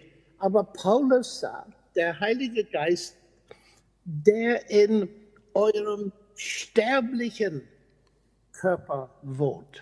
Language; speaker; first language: German; non-native, fluent; English